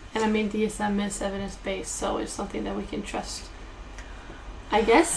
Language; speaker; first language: English; non-native, fluent; Swedish